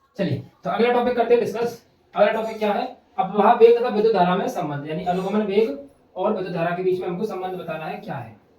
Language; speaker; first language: Hindi; native; Hindi